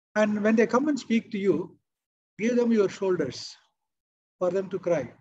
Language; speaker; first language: English; non-native, local second language; Kannada